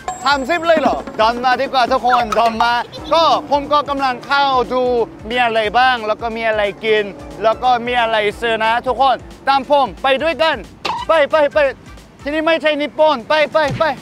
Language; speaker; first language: Thai; non-native, fluent; Korean